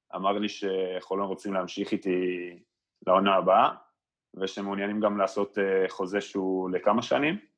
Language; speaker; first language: Hebrew; early bilingual, other home language; Spanish